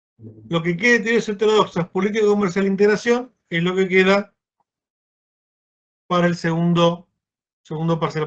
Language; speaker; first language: Spanish; native; Spanish